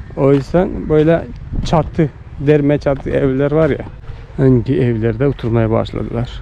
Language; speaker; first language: Turkish; non-native, fluent; Malayalam